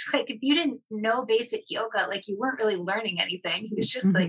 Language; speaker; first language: English; native; English